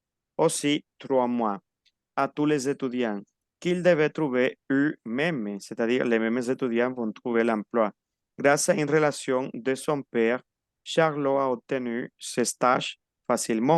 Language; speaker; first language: French; non-native, fluent; Spanish